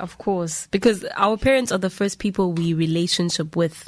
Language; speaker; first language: English; non-native, local second language; Zulu